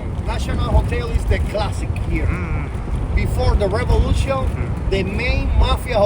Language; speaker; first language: English; non-native, fluent; Spanish